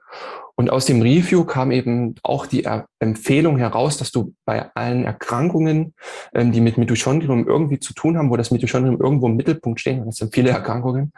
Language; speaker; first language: German; native; German